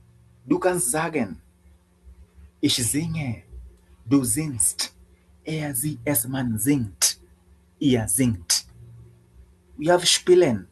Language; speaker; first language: German; non-native, learner; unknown